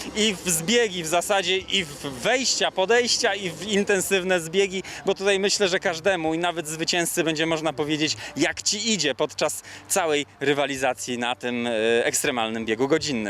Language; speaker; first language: Polish; native; Polish